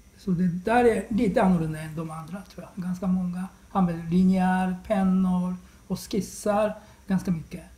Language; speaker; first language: Swedish; non-native, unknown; Japanese